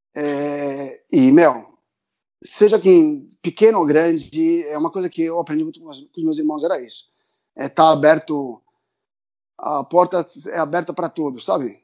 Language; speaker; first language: Portuguese; early bilingual, other home language; Spanish